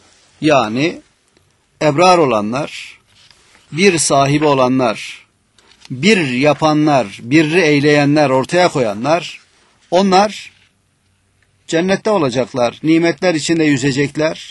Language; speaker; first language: Turkish; native; Turkish